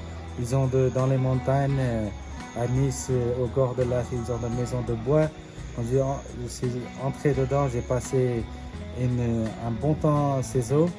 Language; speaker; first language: French; non-native, fluent; Nepali